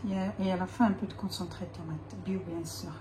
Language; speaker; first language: French; non-native, local second language; Arabic